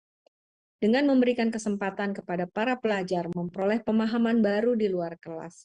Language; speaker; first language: Indonesian; native; Indonesian